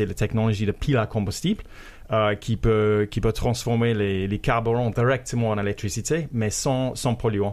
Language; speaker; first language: French; non-native, fluent; English